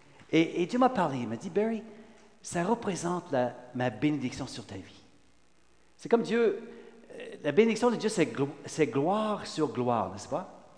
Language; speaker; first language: French; non-native, fluent; English